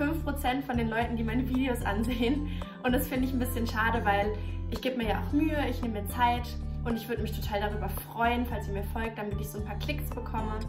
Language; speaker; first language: German; native; German